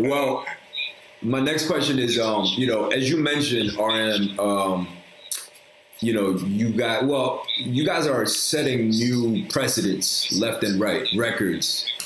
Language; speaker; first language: English; early bilingual, other home language; Korean